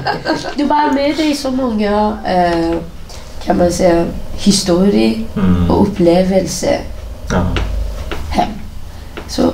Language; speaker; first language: Swedish; non-native, fluent; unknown